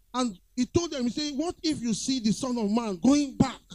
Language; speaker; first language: English; non-native, local second language; Yoruba